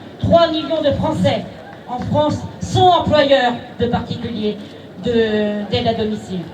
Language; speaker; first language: French; native; French